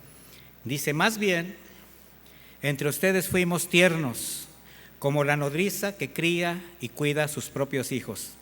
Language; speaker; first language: Spanish; native; Spanish